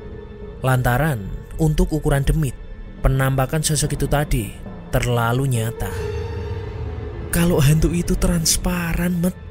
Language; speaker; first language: Indonesian; native; Indonesian